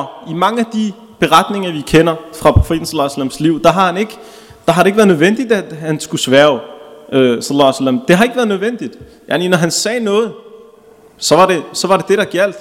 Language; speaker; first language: Danish; early bilingual, other home language; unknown